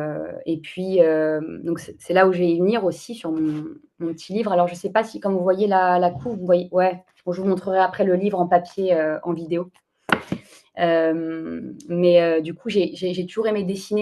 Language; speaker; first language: French; native; French